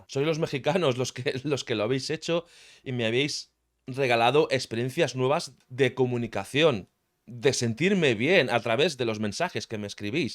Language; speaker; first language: Spanish; native; Spanish